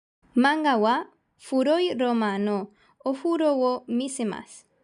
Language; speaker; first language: Japanese; non-native, learner; Galician